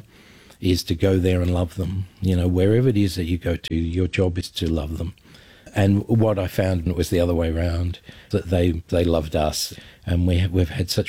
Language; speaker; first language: English; native; English